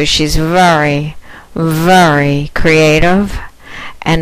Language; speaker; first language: English; native; English